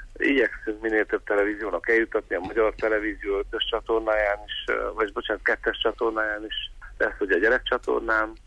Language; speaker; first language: Hungarian; native; Hungarian